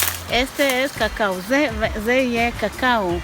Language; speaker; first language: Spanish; non-native, fluent; Hebrew